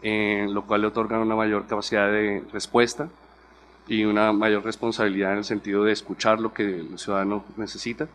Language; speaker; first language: Spanish; native; Spanish